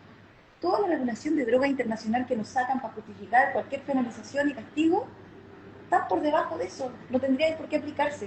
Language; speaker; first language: Spanish; native; Spanish